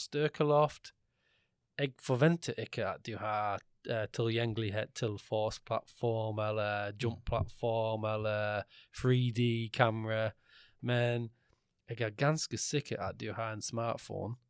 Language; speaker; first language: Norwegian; non-native, learner; English